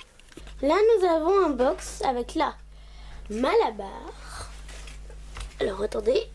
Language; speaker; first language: French; native; French